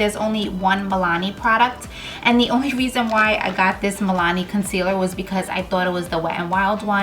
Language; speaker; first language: English; native; English